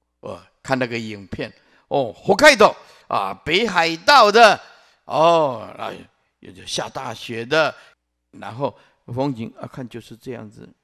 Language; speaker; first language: Chinese; non-native, local second language; Min Nan Chinese